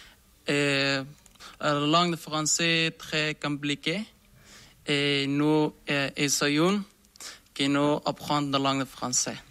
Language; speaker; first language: French; non-native, learner; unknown